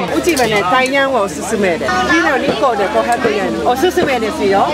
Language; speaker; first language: Japanese; non-native, learner; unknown